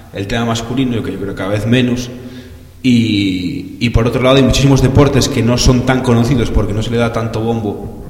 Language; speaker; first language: Spanish; non-native, local second language; Galician